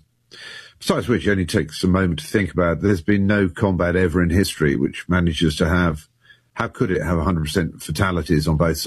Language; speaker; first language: English; native; English